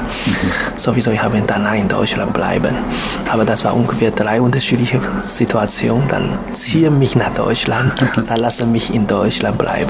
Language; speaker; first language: German; non-native, learner; Chinese